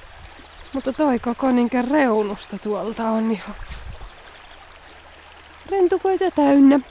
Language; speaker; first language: Finnish; native; Finnish